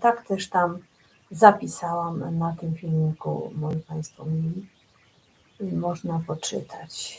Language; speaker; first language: Polish; native; Polish